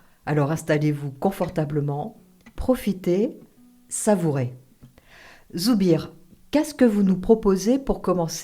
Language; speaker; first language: French; native; French